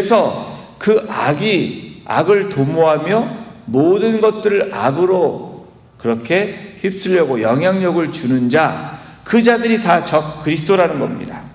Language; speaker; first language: Korean; native; Korean